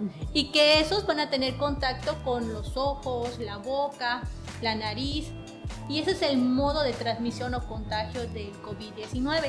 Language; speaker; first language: Spanish; native; Spanish